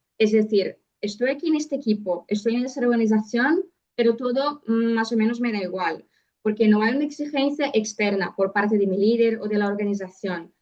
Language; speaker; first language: Spanish; non-native, fluent; Portuguese